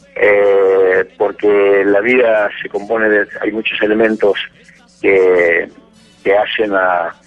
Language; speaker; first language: Spanish; native; Spanish